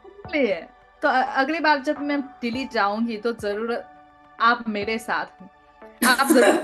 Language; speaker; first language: Hindi; non-native, learner; Chinese